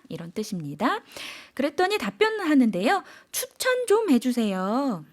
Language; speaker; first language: Korean; native; Korean